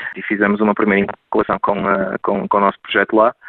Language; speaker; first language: Portuguese; native; Portuguese